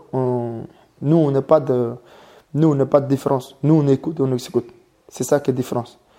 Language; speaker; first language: French; non-native, learner; Mongolian